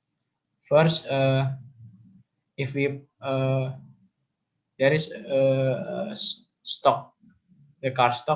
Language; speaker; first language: English; non-native, learner; Indonesian